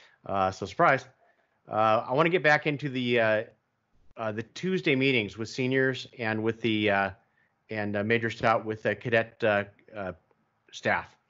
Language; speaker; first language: English; native; English